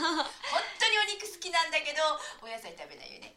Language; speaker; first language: Japanese; native; Japanese